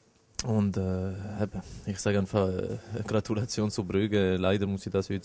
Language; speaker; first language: German; non-native, fluent; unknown